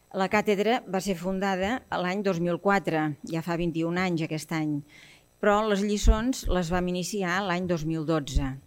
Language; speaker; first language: Catalan; native; Catalan